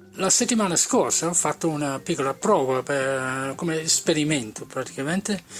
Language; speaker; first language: Italian; non-native, fluent; English